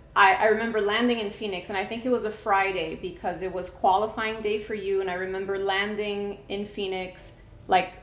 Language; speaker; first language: English; non-native, fluent; Portuguese